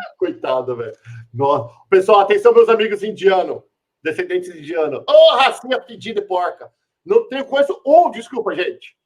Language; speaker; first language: Portuguese; native; Portuguese